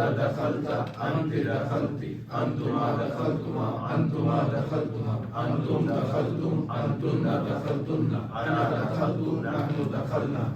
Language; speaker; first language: Arabic; non-native, learner; Urdu